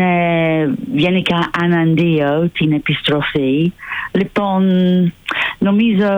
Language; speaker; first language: Greek; non-native, fluent; English